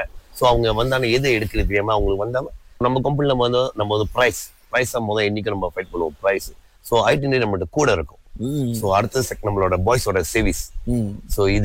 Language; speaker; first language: Tamil; early bilingual, heritage; Tamil